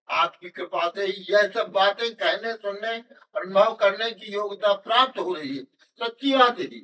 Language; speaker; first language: Hindi; native; Hindi